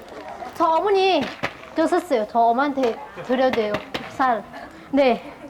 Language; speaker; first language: Korean; non-native, local second language; Lao